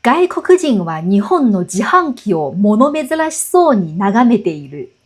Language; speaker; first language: Japanese; non-native, fluent; Chinese